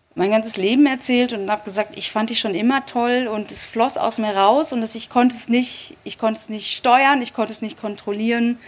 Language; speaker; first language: German; native; German